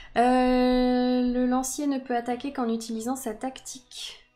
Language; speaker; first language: French; native; French